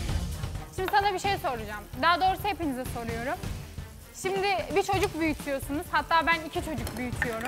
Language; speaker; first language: Turkish; native; Turkish